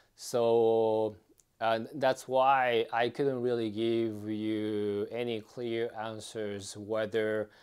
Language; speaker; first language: English; non-native, fluent; Japanese